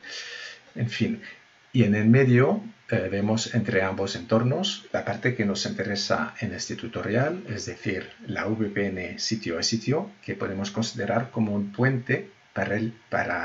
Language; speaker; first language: Spanish; non-native, fluent; French